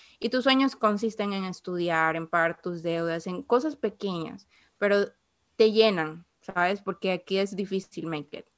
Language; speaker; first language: Spanish; native; Spanish